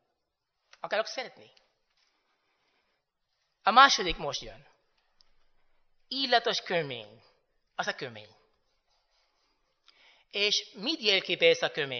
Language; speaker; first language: Hungarian; non-native, fluent; Spanish